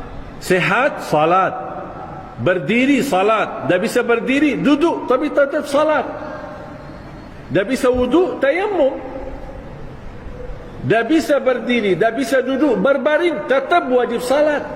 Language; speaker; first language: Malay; non-native, fluent; Arabic